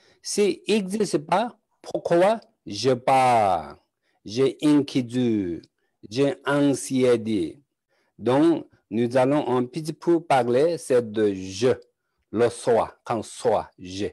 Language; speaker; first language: French; non-native, learner; Tibetan